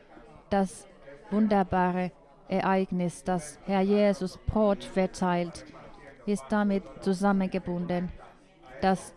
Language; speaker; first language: German; non-native, fluent; Finnish